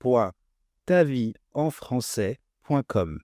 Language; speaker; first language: French; native; French